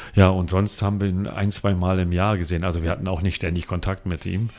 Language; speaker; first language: German; native; German